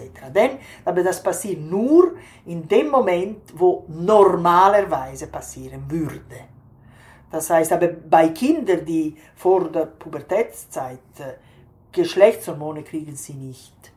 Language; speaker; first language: German; non-native, fluent; Italian